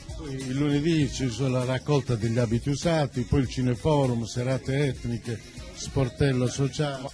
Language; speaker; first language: Italian; native; Italian